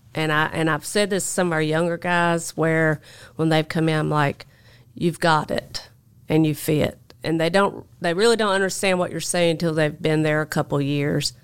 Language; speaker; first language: English; native; English